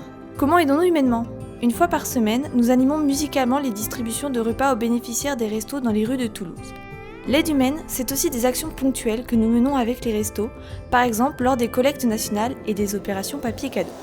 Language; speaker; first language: French; native; French